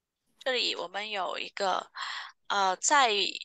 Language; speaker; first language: Chinese; non-native, fluent; Vietnamese